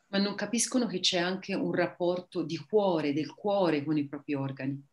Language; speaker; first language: Italian; native; Italian